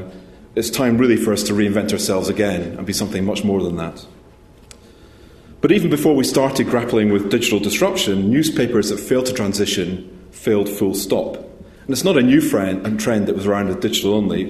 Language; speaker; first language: English; native; English